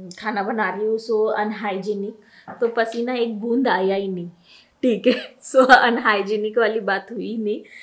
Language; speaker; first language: Hindi; native; Hindi